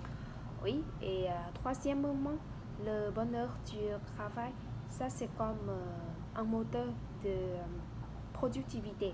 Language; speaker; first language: French; non-native, learner; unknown